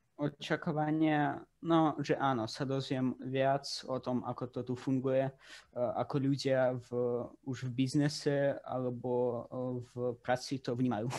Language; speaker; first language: Slovak; early bilingual, other home language; Russian